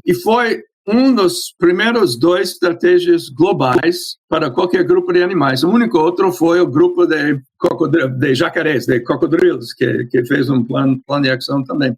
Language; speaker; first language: Portuguese; non-native, fluent; English